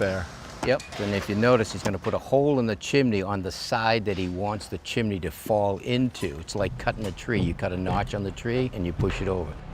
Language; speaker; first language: English; native; English